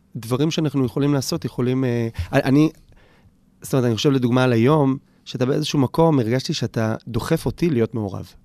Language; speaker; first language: Hebrew; native; Hebrew